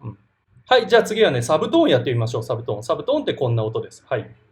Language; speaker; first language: Japanese; native; Japanese